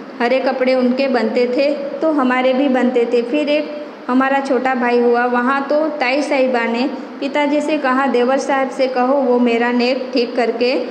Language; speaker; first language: Hindi; non-native, local second language; Gujarati